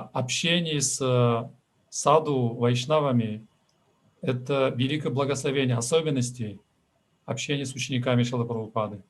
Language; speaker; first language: Russian; native; Russian